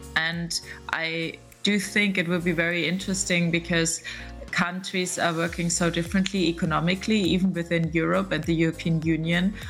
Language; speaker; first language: English; non-native, fluent; German